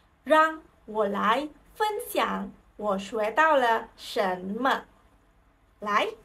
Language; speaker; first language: Chinese; non-native, learner; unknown